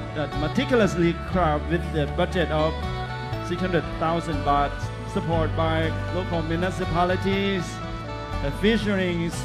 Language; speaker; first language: English; non-native, fluent; Thai